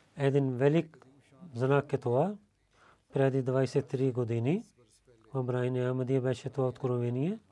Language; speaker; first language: Bulgarian; non-native, learner; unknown